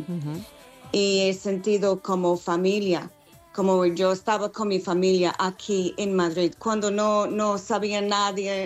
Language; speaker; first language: Spanish; non-native, learner; English